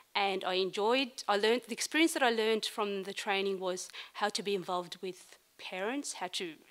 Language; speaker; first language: English; non-native, fluent; Arabic